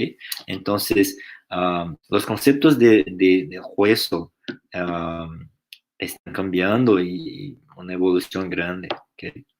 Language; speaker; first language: Spanish; non-native, fluent; Portuguese